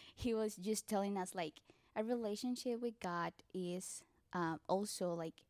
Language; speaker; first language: English; non-native, learner; Spanish